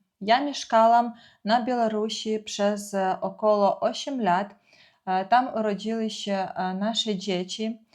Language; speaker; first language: Polish; non-native, fluent; Ukrainian